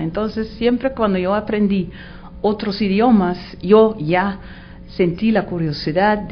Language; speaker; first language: Spanish; non-native, fluent; Dutch